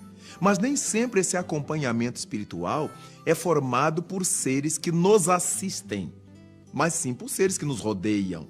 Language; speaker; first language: Portuguese; native; Portuguese